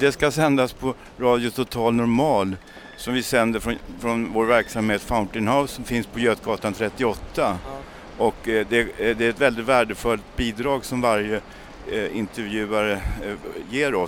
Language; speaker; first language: Swedish; native; Swedish